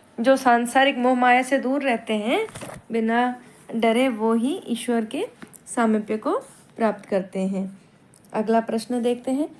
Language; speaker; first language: Hindi; native; Hindi